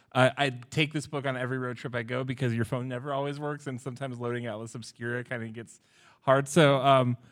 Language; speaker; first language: English; native; English